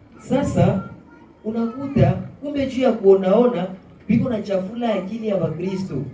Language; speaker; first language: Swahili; native; Swahili